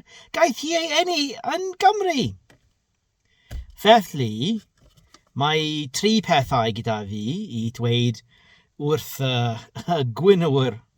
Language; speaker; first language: Welsh; non-native, learner; English